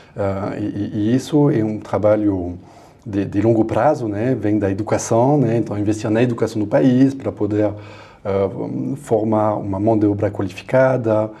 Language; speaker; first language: Portuguese; non-native, fluent; French